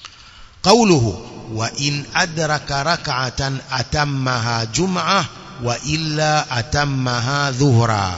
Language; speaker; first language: Arabic; non-native, fluent; Swahili